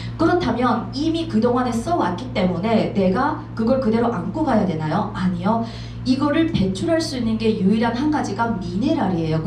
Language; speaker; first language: Korean; native; Korean